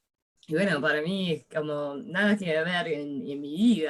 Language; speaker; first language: Spanish; early bilingual, heritage; English